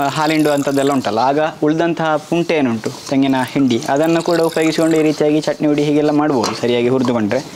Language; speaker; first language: Kannada; non-native, local second language; Tulu